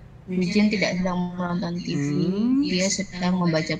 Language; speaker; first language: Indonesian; native; Indonesian